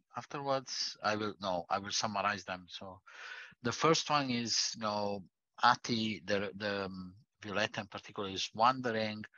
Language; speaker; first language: English; non-native, fluent; Italian